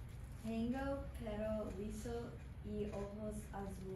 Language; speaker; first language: Spanish; non-native, learner; English